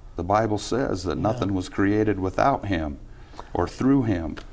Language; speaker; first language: English; native; English